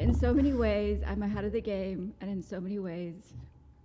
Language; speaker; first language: English; non-native, local second language; Gujarati